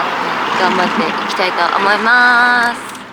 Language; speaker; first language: Japanese; native; Japanese